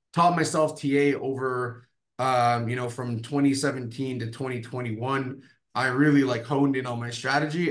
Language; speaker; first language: English; native; English